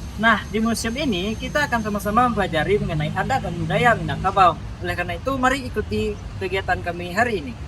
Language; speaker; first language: Indonesian; native; Indonesian